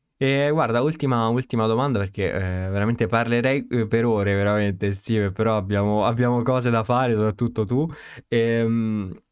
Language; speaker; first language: Italian; early bilingual, other home language; Romanian